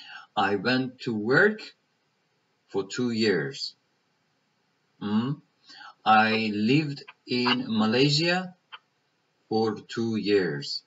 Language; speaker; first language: English; non-native, fluent; Persian